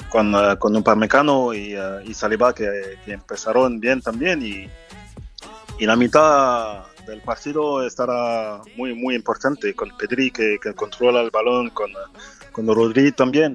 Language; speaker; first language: Spanish; non-native, fluent; French